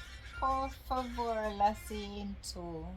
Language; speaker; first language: Spanish; non-native, learner; English